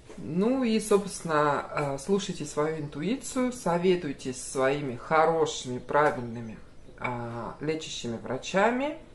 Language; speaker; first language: Russian; native; Russian